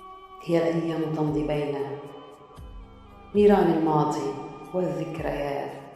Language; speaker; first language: Arabic; non-native, local second language; Kurdish